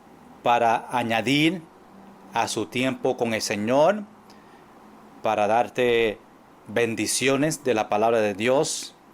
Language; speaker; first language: Spanish; non-native, fluent; English